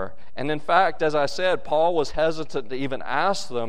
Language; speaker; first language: English; native; English